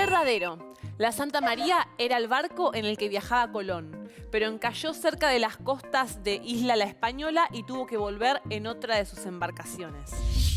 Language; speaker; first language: Spanish; native; Spanish